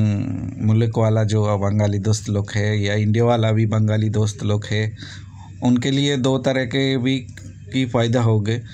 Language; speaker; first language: Hindi; non-native, local second language; Bangla